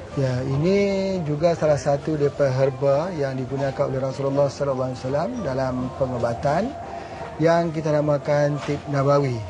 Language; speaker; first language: Malay; native; Malay